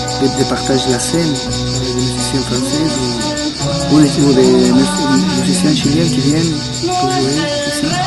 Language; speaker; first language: French; non-native, learner; Spanish